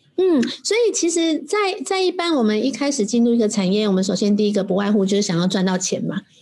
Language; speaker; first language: Chinese; native; Chinese